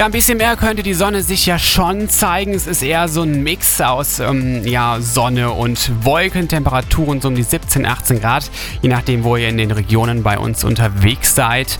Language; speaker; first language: German; native; German